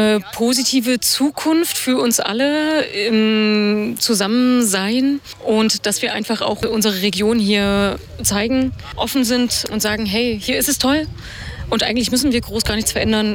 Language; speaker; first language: German; native; German